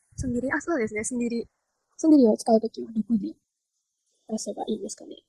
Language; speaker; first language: Japanese; non-native, fluent; Indonesian